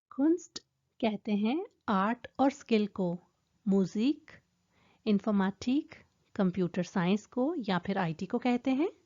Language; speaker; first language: Urdu; native; Urdu